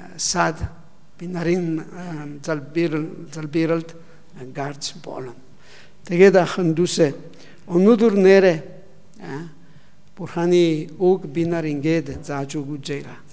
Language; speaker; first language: Mongolian; non-native, learner; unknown